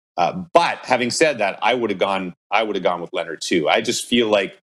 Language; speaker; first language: English; native; English